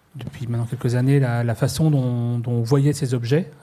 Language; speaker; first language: French; native; French